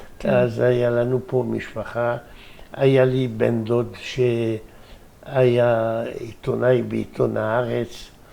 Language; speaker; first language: Hebrew; non-native, fluent; French